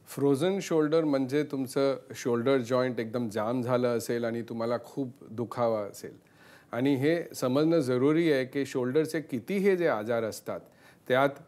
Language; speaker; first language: Marathi; non-native, local second language; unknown